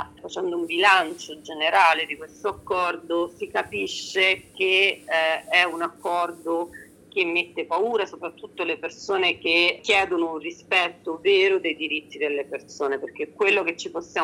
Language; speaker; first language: Italian; native; Italian